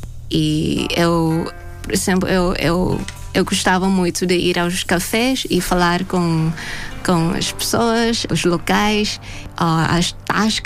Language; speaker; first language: Portuguese; non-native, fluent; Thai